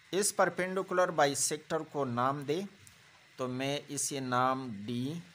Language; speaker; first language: Urdu; non-native, local second language; Pashto